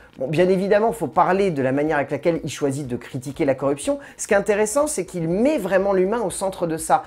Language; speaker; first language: French; native; French